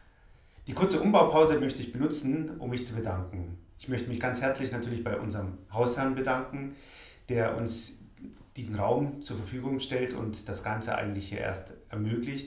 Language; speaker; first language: German; native; German